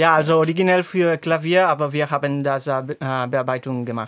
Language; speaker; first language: German; non-native, fluent; Spanish